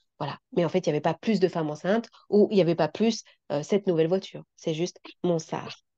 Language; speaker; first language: French; native; French